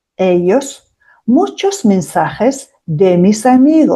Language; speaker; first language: Spanish; non-native, fluent; Mongolian